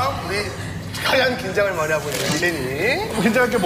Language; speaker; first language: Korean; native; Korean